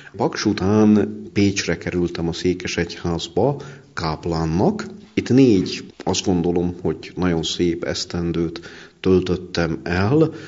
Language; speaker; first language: Hungarian; native; Hungarian